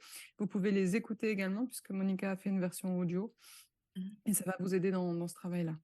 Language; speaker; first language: French; native; French